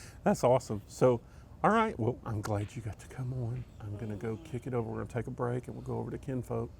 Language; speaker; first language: English; native; English